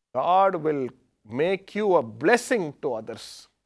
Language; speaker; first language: English; non-native, local second language; Kannada